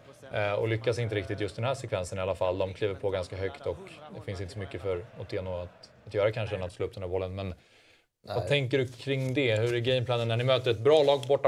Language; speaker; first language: Swedish; native; Swedish